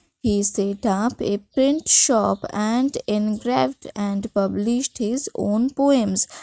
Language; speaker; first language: English; non-native, local second language; Bangla